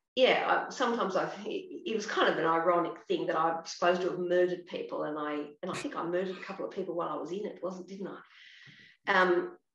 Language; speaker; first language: English; native; English